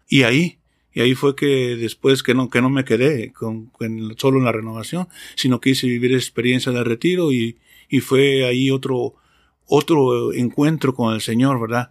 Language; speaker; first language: Spanish; native; Spanish